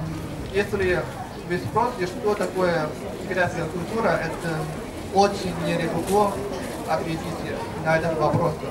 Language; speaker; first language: Russian; non-native, fluent; Chinese